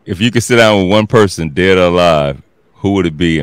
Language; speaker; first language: English; native; English